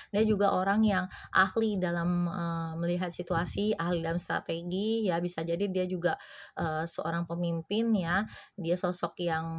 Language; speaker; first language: Indonesian; native; Indonesian